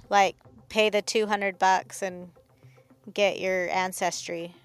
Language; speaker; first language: English; native; English